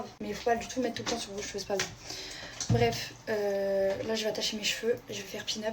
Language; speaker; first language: French; native; French